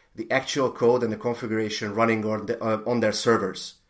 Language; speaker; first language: English; non-native, fluent; Hungarian